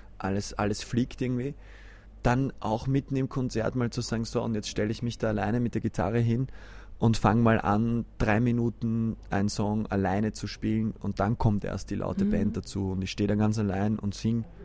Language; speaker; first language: German; native; German